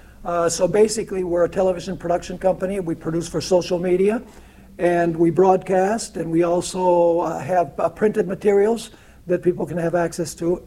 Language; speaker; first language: English; early bilingual, other home language; Spanish